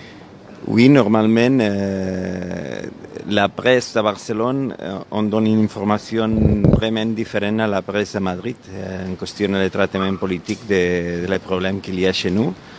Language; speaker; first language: French; non-native, fluent; Catalan